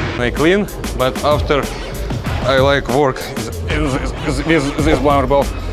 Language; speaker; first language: English; non-native, learner; Russian